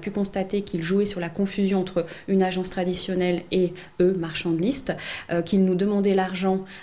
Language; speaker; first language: French; native; French